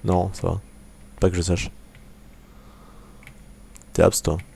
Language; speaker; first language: French; native; French